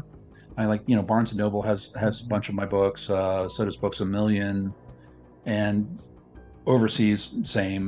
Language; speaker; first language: English; native; English